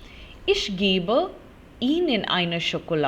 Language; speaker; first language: German; non-native, fluent; Hindi